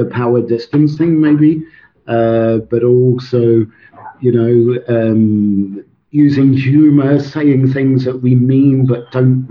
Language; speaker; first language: English; non-native, local second language; Swedish